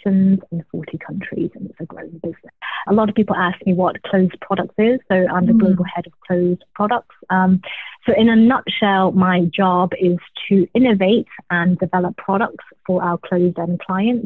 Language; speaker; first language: English; native; English